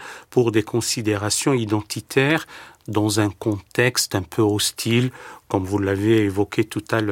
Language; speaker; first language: French; native; French